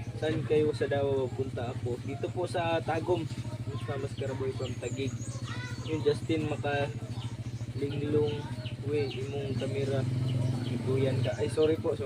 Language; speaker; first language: Filipino; non-native, local second language; Cebuano